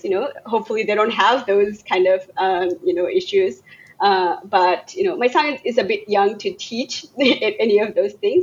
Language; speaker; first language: English; non-native, local second language; Bangla